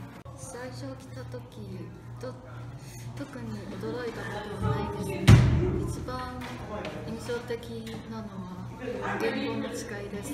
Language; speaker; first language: Japanese; non-native, fluent; Chinese